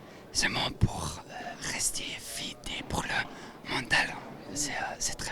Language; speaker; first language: French; non-native, local second language; Dutch